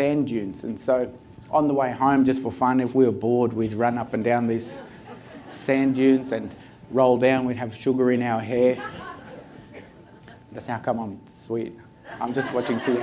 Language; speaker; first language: English; native; English